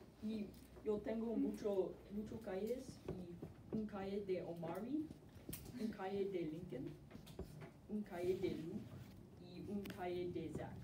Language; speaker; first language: Spanish; non-native, learner; English